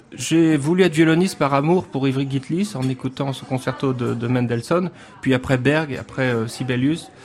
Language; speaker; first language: French; native; French